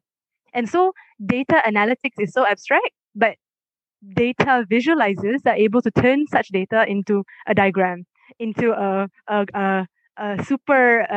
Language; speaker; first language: English; non-native, local second language; Malay